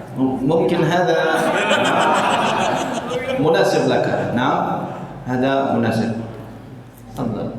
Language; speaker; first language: Arabic; non-native, fluent; Indonesian